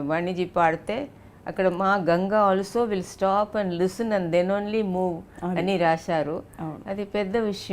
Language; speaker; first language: Telugu; non-native, fluent; Tamil